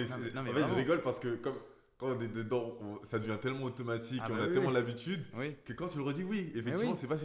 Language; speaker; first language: French; native; French